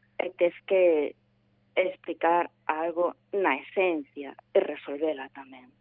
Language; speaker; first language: Galician; non-native, local second language; Spanish